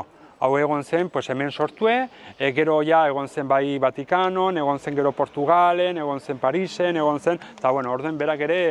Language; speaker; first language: Basque; native; Basque